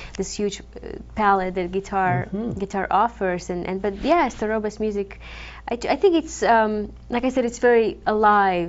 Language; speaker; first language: English; non-native, fluent; Croatian